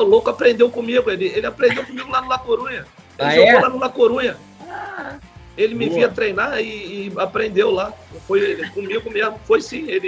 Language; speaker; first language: Portuguese; native; Portuguese